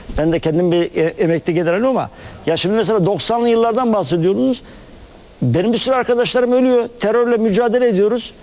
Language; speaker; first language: Turkish; native; Turkish